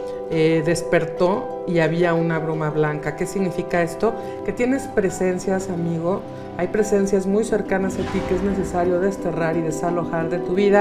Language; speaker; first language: Spanish; native; Spanish